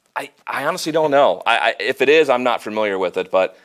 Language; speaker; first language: English; native; English